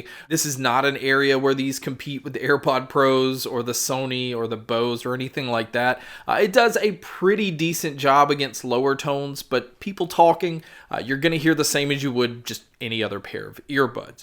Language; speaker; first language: English; native; English